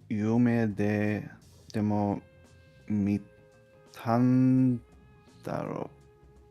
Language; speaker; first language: Japanese; non-native, learner; English